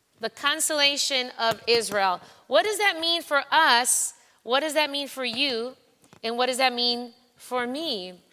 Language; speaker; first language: English; non-native, fluent; Spanish